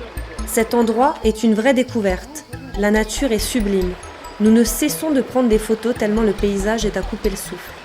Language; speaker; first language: French; native; French